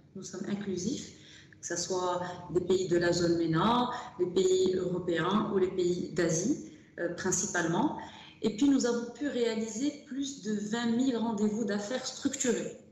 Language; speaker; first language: French; non-native, local second language; Arabic